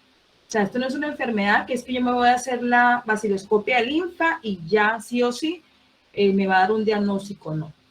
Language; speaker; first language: Spanish; native; Spanish